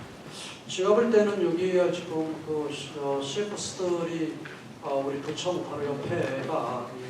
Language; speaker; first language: Korean; native; Korean